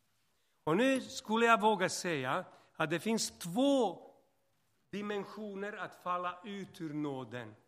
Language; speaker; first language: Swedish; non-native, fluent; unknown